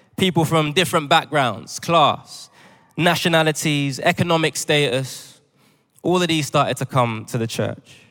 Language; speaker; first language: English; native; English